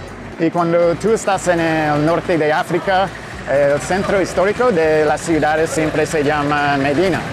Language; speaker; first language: Spanish; non-native, fluent; English